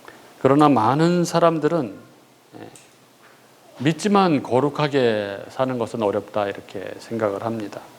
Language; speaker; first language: Korean; native; Korean